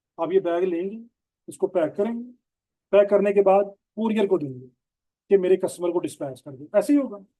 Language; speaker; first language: Urdu; non-native, local second language; Punjabi